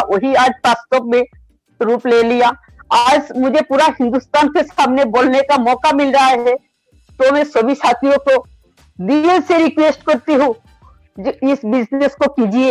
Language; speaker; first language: Hindi; non-native, local second language; Bangla